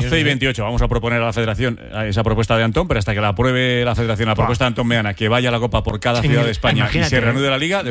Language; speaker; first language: Spanish; native; Spanish